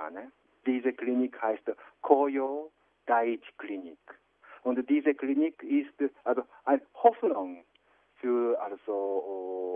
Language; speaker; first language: German; non-native, fluent; Japanese